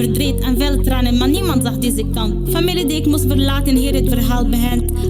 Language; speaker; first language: Dutch; early bilingual, other home language; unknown